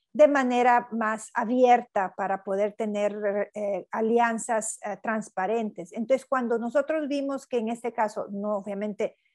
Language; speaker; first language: Spanish; native; Spanish